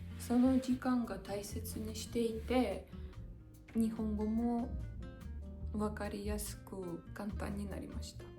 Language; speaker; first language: Japanese; non-native, learner; Georgian